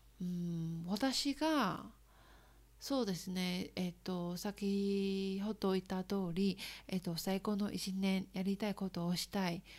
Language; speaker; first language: Japanese; non-native, learner; Chinese